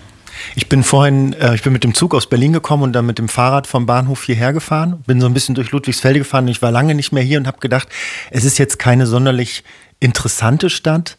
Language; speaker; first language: German; native; German